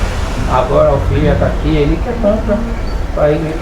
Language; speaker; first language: Portuguese; non-native, learner; Haitian Creole